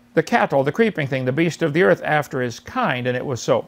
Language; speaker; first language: English; native; English